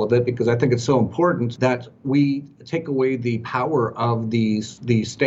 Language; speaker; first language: English; native; English